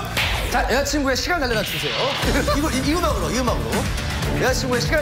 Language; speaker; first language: Korean; native; Korean